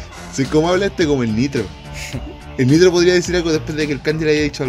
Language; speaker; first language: Spanish; native; Spanish